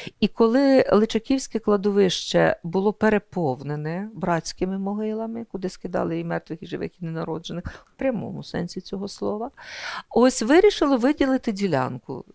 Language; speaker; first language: Ukrainian; native; Ukrainian